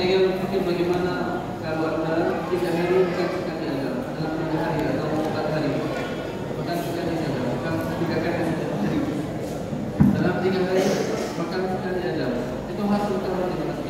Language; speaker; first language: Indonesian; non-native, learner; Arabic